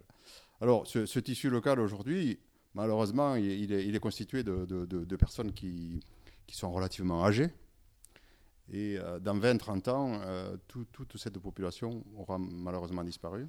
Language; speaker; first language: French; native; French